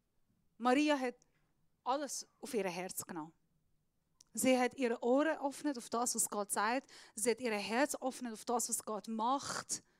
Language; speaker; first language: German; non-native, fluent; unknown